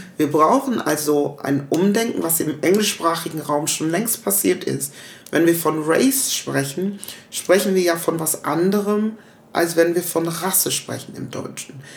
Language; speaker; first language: German; early bilingual, other home language; English